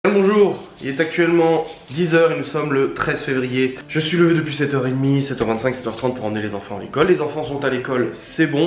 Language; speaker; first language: French; native; French